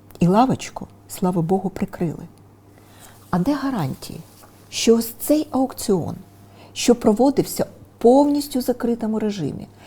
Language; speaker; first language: Ukrainian; non-native, local second language; Russian